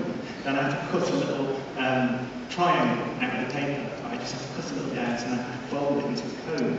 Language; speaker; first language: English; native; English